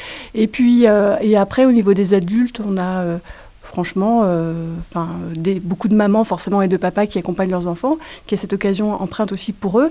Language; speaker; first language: French; native; French